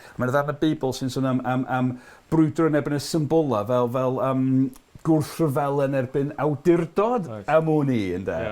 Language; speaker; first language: Welsh; non-native, fluent; English